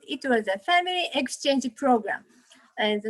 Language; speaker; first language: English; non-native, learner; Japanese